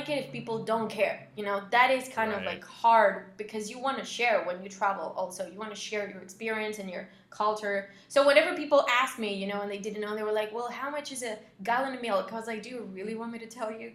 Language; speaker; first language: English; non-native, fluent; Spanish